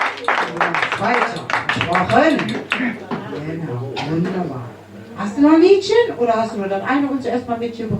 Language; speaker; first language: German; native; German